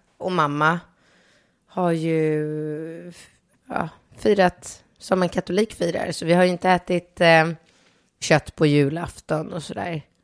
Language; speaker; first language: Swedish; early bilingual, other home language; Polish